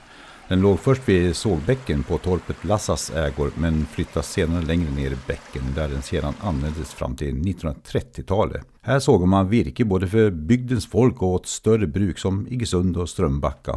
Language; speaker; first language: Swedish; native; Swedish